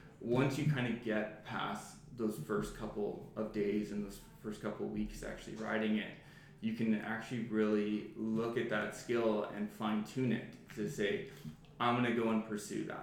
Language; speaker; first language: English; native; English